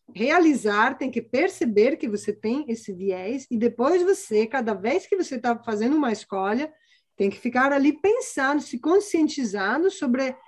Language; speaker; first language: Portuguese; non-native, fluent; Italian